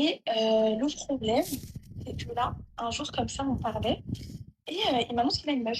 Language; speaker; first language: French; native; French